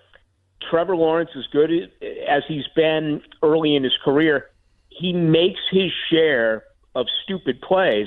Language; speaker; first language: English; native; English